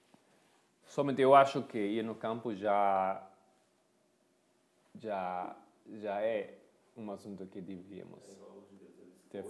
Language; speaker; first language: Portuguese; non-native, fluent; Spanish